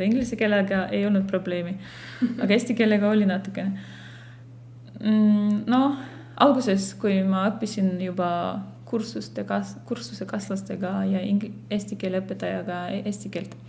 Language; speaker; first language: Estonian; non-native, fluent; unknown